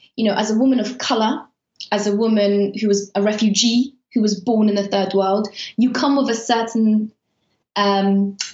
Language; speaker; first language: English; early bilingual, other home language; Persian